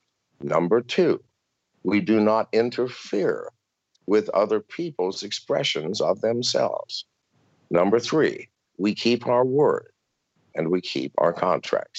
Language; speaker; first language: English; native; English